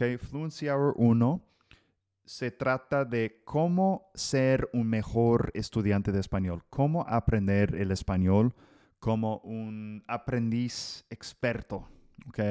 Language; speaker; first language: Spanish; non-native, fluent; English